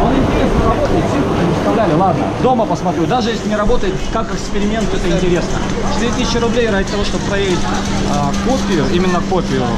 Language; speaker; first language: Russian; native; Russian